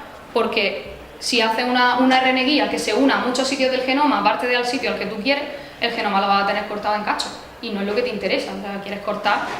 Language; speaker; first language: Spanish; native; Spanish